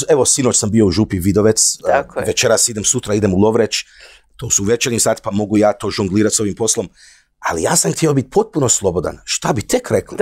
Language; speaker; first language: Croatian; early bilingual, heritage; Croatian